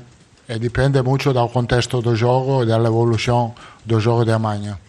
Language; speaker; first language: Portuguese; non-native, fluent; Italian